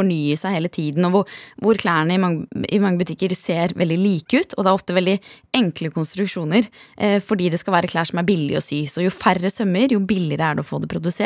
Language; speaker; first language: Norwegian; native; Norwegian